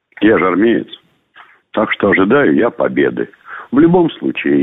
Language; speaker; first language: Russian; native; Russian